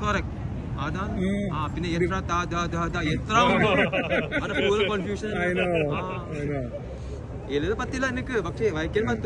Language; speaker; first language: Malayalam; non-native, learner; Chinese